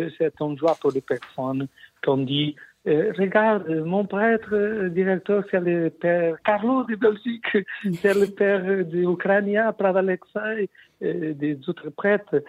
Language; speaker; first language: French; non-native, learner; Portuguese